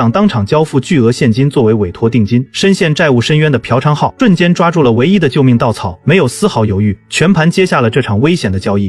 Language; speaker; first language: Chinese; native; Chinese